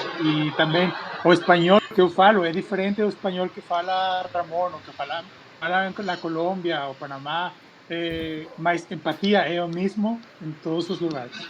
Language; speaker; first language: Portuguese; non-native, fluent; Spanish